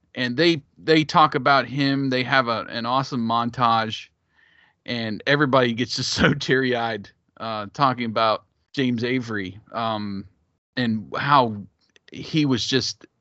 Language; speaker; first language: English; native; English